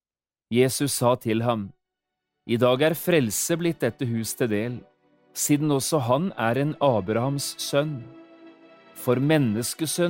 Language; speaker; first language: Norwegian; native; Norwegian